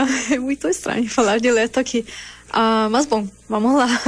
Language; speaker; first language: Portuguese; non-native, learner; German